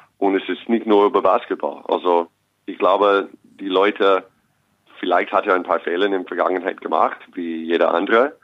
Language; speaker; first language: German; non-native, fluent; English